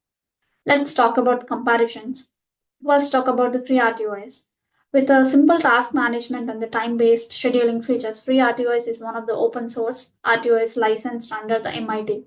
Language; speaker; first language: English; non-native, local second language; Telugu